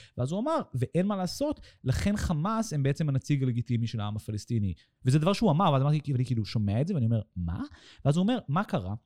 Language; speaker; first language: Hebrew; native; Hebrew